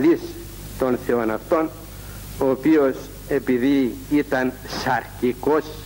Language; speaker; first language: Greek; native; Greek